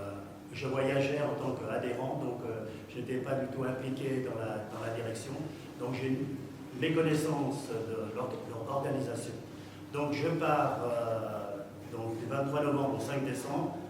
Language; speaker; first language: French; native; French